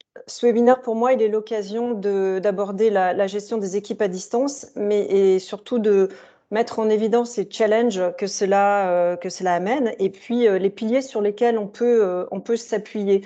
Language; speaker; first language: French; native; French